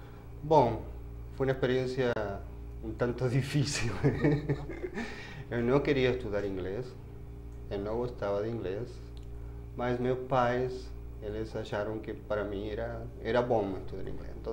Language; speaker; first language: Portuguese; non-native, fluent; Spanish